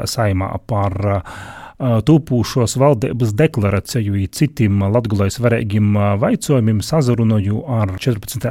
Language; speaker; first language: Latvian; native; Latvian